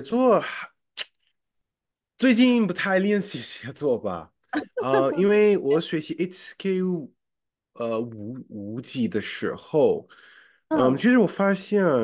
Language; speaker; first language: Chinese; non-native, fluent; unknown